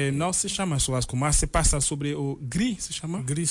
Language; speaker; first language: Portuguese; non-native, learner; Haitian Creole